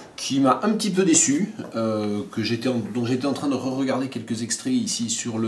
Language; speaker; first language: French; native; French